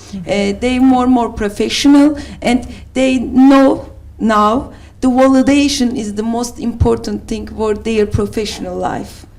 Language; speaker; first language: English; non-native, learner; Turkish